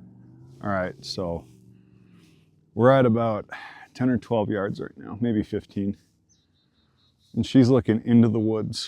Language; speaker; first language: English; native; English